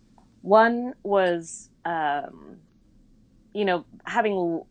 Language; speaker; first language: English; native; English